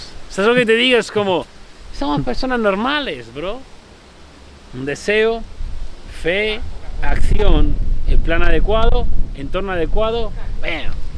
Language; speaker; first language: Spanish; native; Spanish